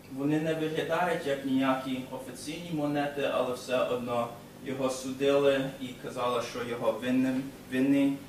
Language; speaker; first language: Ukrainian; early bilingual, heritage; Ukrainian